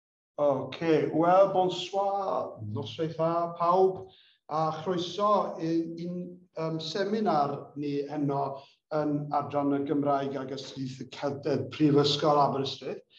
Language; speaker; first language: Welsh; native; Welsh